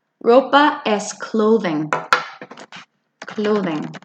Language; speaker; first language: Spanish; non-native, fluent; English